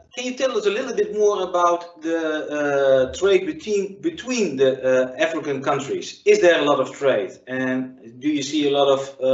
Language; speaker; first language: English; non-native, fluent; Dutch